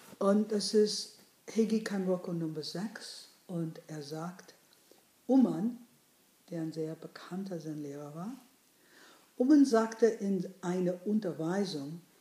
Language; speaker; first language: German; non-native, fluent; English